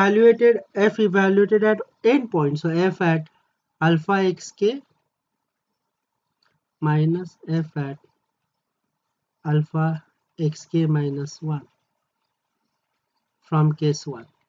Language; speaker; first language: English; non-native, local second language; Marathi